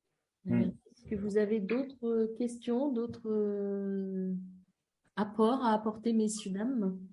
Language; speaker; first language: French; native; French